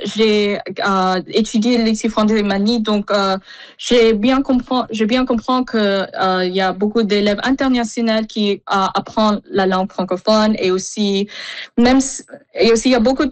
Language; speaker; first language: French; non-native, fluent; Filipino